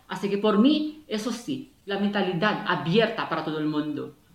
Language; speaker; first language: Spanish; non-native, fluent; Filipino